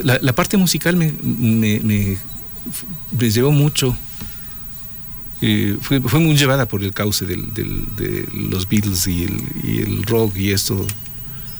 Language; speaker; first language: Spanish; native; Spanish